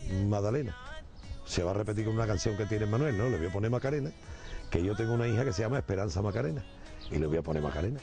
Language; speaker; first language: Spanish; native; Spanish